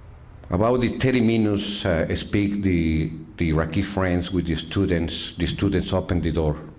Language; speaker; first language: English; non-native, learner; Spanish